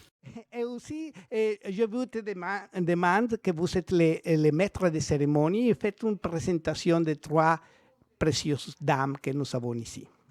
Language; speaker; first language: French; non-native, learner; Spanish